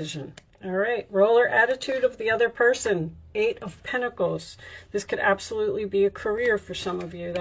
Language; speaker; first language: English; native; English